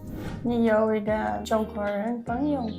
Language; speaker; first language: Chinese; non-native, learner; Portuguese